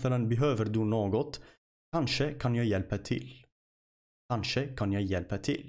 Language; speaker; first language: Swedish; non-native, fluent; Arabic